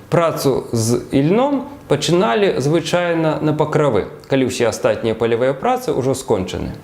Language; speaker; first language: Belarusian; native; Belarusian